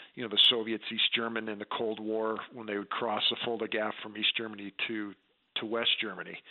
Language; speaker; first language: English; native; English